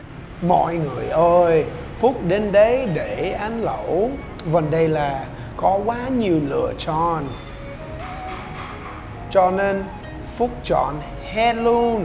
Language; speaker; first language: Vietnamese; non-native, learner; English